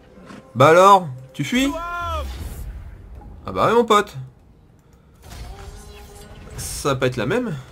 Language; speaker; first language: French; native; French